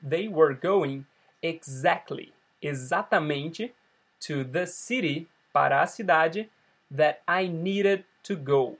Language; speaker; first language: English; non-native, fluent; Portuguese